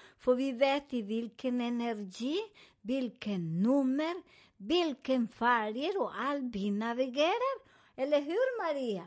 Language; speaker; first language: Swedish; non-native, fluent; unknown